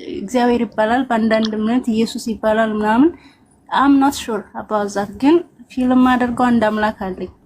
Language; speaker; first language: Amharic; native; Amharic